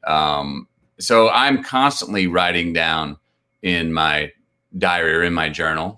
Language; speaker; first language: English; native; English